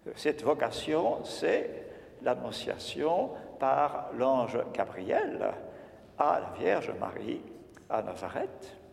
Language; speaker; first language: French; native; French